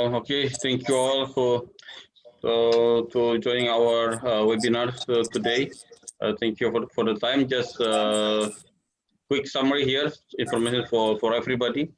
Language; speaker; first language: English; non-native, learner; Indonesian